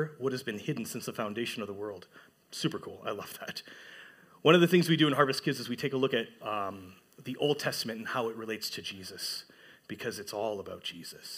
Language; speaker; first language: English; native; English